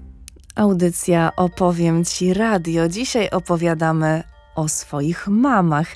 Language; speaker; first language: Polish; native; Polish